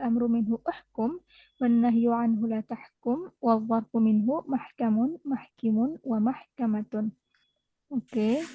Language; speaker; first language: Arabic; non-native, learner; Indonesian